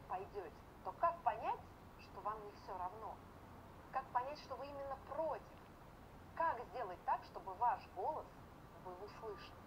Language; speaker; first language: Russian; native; Russian